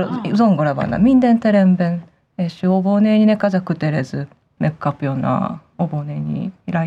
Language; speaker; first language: Hungarian; non-native, fluent; Japanese